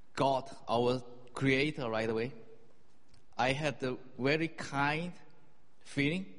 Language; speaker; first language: English; non-native, fluent; Chinese